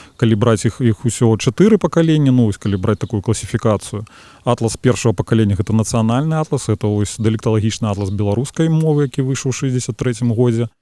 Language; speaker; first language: Belarusian; native; Belarusian